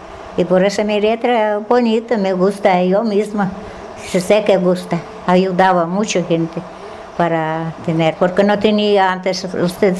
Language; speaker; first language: Spanish; non-native, learner; Russian